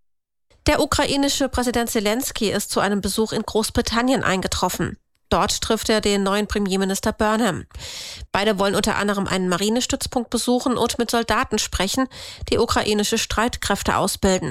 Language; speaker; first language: German; native; German